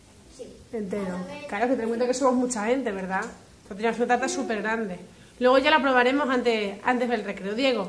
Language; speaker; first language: Spanish; native; Spanish